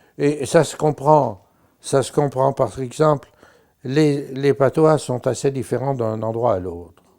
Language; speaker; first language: French; native; French